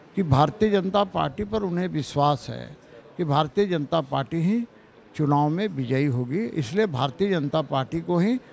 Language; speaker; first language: Hindi; native; Hindi